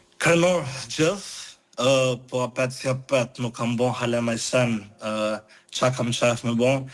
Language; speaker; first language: Albanian; early bilingual, heritage; Albanian